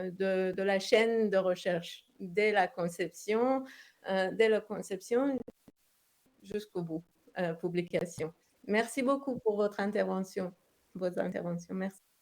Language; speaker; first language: French; non-native, fluent; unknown